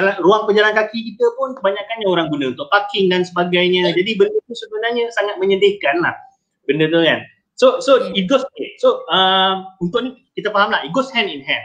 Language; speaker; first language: Malay; native; Malay